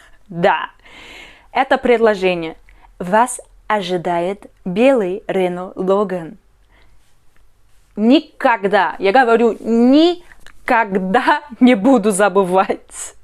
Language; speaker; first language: Russian; non-native, learner; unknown